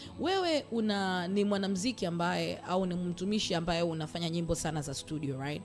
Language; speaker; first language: Swahili; native; Swahili